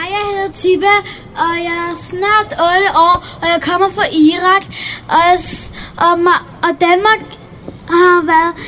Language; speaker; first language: Danish; early bilingual, other home language; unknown